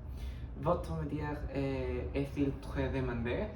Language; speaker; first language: French; non-native, learner; Spanish